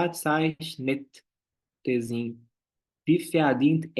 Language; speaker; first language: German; non-native, fluent; Portuguese